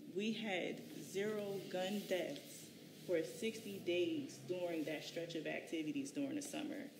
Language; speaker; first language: English; native; English